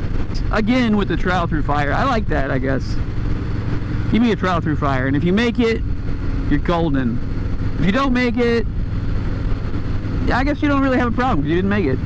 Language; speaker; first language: English; native; English